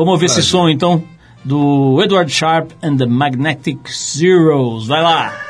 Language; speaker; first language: Portuguese; native; Portuguese